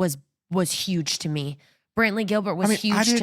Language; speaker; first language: English; native; English